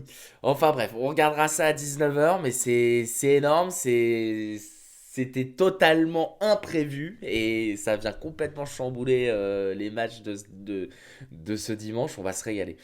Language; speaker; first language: French; native; French